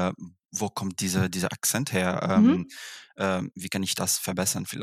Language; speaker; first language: German; non-native, fluent; Arabic